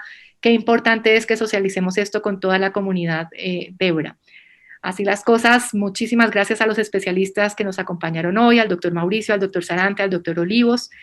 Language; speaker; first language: Spanish; native; Spanish